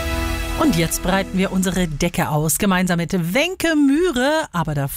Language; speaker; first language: German; native; German